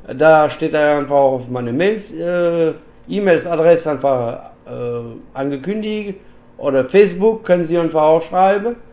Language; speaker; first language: German; non-native, learner; French